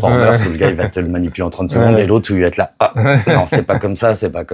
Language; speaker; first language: French; native; French